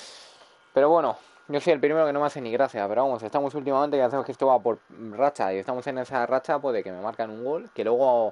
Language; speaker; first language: Spanish; native; Spanish